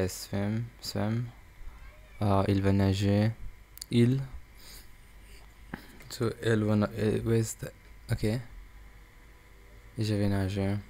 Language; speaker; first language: French; non-native, learner; English